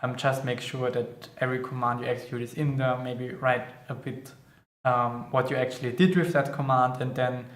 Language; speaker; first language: English; non-native, fluent; German